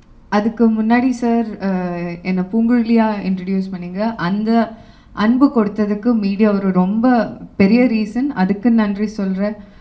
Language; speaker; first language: Tamil; non-native, local second language; Malayalam